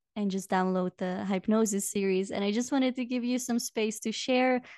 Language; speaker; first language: English; non-native, fluent; Dutch